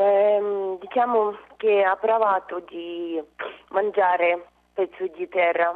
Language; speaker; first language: Italian; non-native, learner; Russian